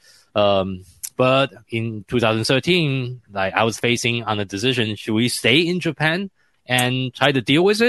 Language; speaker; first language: English; non-native, fluent; Chinese